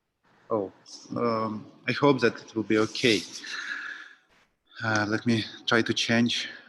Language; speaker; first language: English; non-native, fluent; Russian